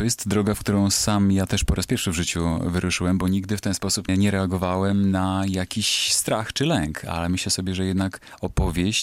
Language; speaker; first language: Polish; native; Polish